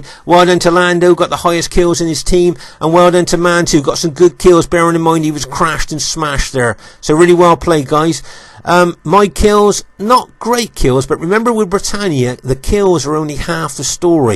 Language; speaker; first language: English; native; English